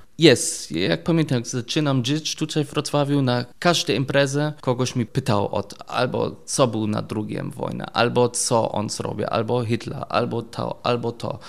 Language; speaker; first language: Polish; non-native, learner; German